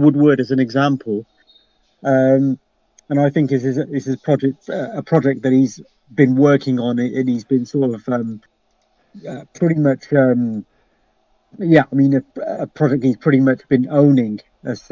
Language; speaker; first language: English; native; English